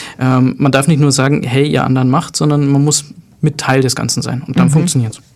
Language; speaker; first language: German; native; German